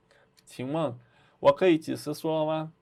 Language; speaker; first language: Chinese; non-native, fluent; Portuguese